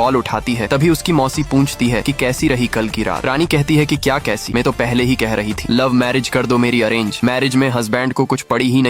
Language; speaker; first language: Hindi; native; Hindi